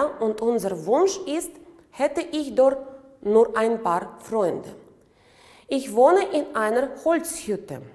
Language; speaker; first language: German; non-native, fluent; Uzbek